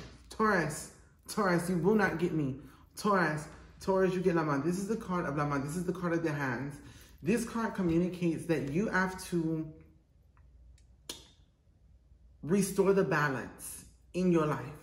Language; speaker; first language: English; native; English